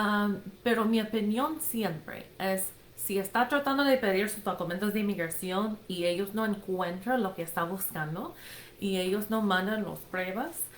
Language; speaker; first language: Spanish; non-native, fluent; English